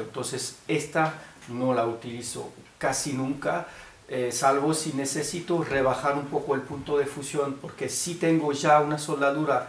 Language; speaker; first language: Spanish; non-native, fluent; French